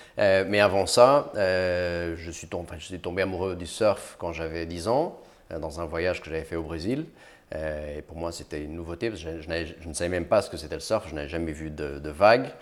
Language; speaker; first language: French; early bilingual, other home language; Portuguese